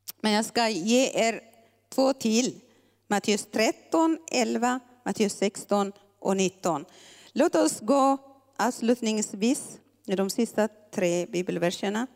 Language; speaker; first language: Swedish; non-native, fluent; Tigrinya